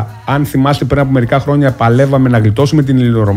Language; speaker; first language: Greek; native; Greek